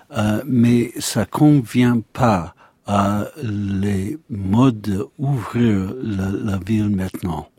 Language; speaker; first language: French; non-native, learner; English